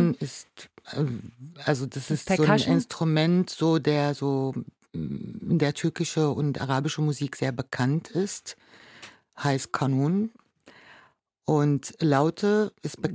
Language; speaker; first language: German; non-native, fluent; Arabic